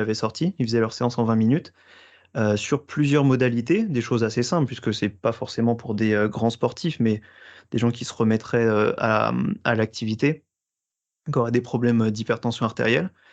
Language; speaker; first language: French; native; French